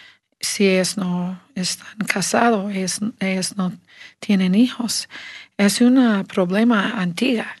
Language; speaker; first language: Spanish; non-native, learner; English